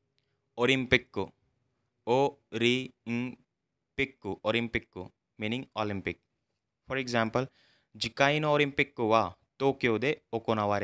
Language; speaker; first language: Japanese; non-native, fluent; Hindi